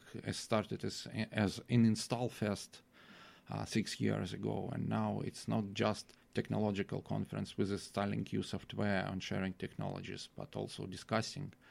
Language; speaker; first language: English; non-native, fluent; Russian